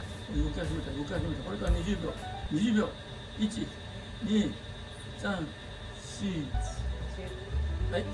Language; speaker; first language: Japanese; native; Japanese